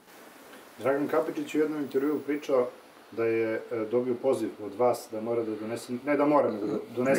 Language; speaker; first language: Serbian; native; Serbian